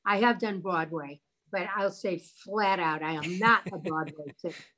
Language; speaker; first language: English; native; English